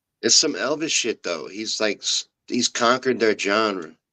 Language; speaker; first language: English; native; English